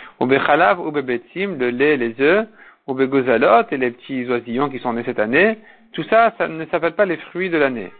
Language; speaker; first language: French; native; French